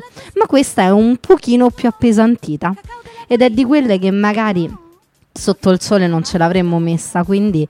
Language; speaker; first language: Italian; native; Italian